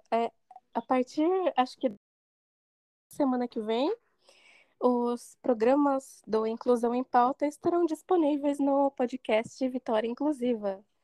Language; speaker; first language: Portuguese; native; Portuguese